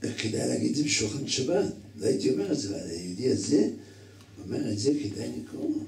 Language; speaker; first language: Hebrew; native; Hebrew